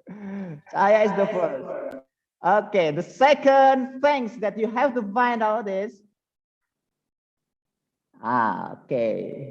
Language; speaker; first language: English; non-native, fluent; Indonesian